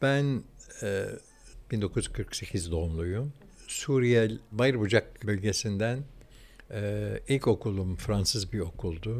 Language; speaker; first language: Turkish; early bilingual, heritage; Turkish